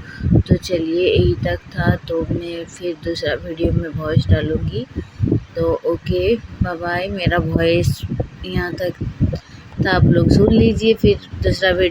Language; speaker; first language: Hindi; non-native, local second language; Bangla